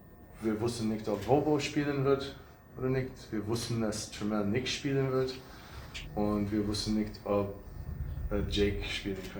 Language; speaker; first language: German; non-native, fluent; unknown